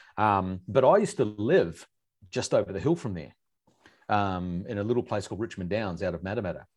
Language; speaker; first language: English; native; English